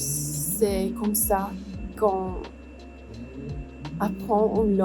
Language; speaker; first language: French; non-native, learner; English